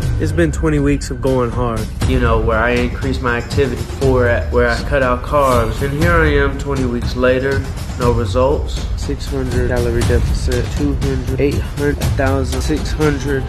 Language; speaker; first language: English; native; English